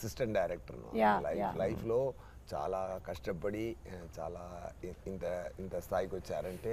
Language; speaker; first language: Telugu; non-native, learner; Tamil